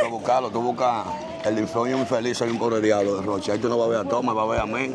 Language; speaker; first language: Spanish; native; Spanish